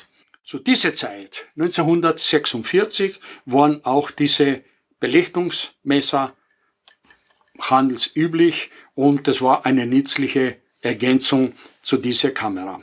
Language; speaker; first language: German; non-native, fluent; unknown